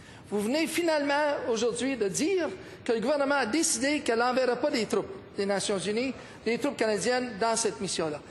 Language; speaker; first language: French; native; French